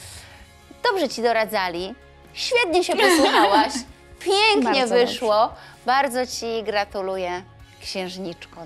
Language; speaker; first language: Polish; native; Polish